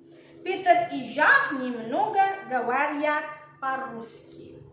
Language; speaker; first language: Russian; non-native, learner; Indonesian